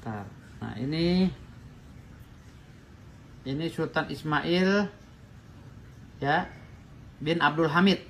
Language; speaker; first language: Indonesian; native; Indonesian